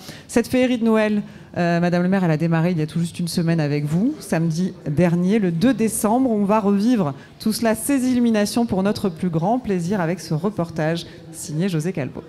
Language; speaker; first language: French; native; French